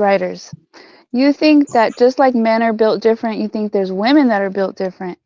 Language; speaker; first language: English; native; English